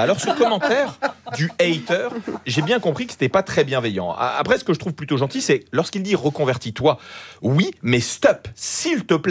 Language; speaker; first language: French; native; French